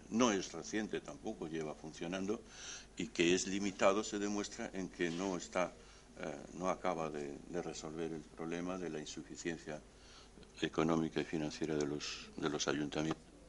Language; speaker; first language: Spanish; native; Spanish